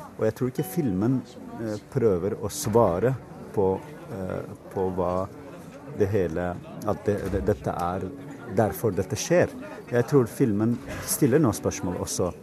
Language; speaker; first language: Norwegian; non-native, fluent; Kurdish